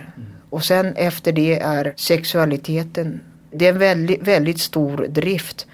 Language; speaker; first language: Swedish; native; Swedish